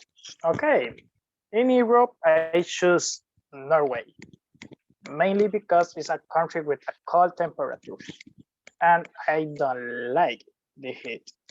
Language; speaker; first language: English; non-native, learner; Spanish